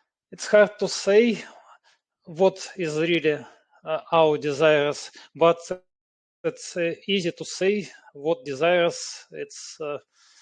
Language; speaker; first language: English; non-native, learner; Russian